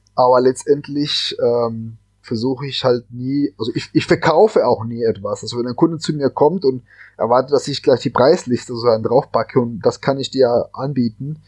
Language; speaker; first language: German; non-native, fluent; Spanish